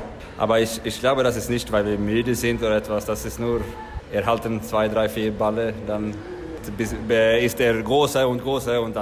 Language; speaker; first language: German; non-native, learner; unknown